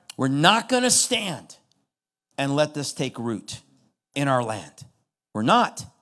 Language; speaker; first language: English; non-native, fluent; Persian